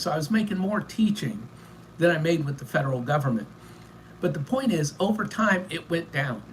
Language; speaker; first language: English; native; English